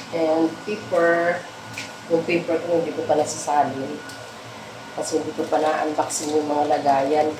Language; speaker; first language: Filipino; non-native, local second language; Bikol